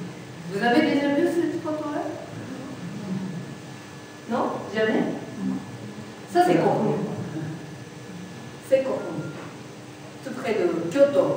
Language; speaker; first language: French; non-native, learner; Japanese